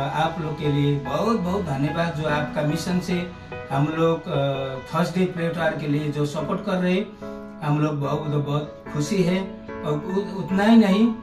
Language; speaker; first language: Hindi; non-native, local second language; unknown